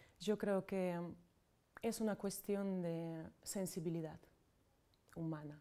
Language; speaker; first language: Spanish; non-native, fluent; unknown